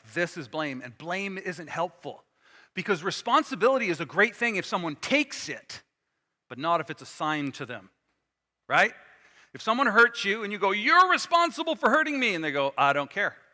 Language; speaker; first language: English; native; English